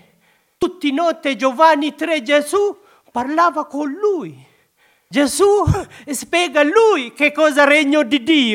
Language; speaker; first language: Italian; non-native, learner; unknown